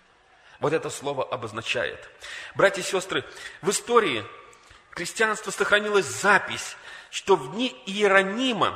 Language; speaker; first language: Russian; native; Russian